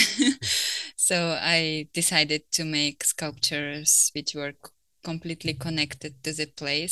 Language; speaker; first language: English; non-native, fluent; Ukrainian